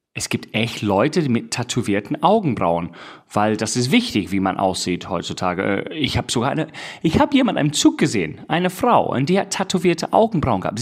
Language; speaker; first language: German; non-native, fluent; English